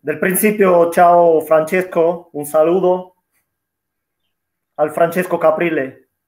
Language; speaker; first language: Italian; non-native, learner; Russian